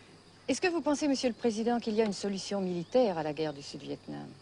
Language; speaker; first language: French; native; French